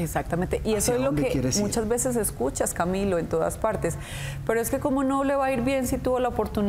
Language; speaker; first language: Spanish; native; Spanish